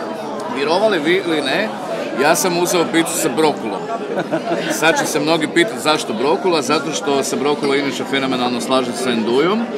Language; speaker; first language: Croatian; native; Croatian